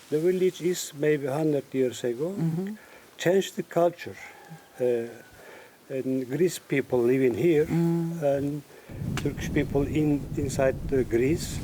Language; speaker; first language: English; non-native, learner; Turkish